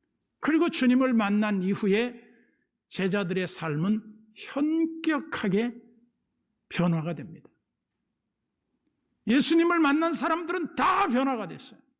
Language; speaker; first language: Korean; native; Korean